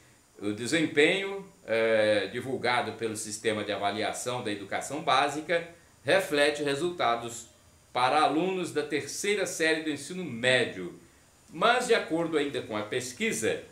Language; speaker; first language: Portuguese; native; Portuguese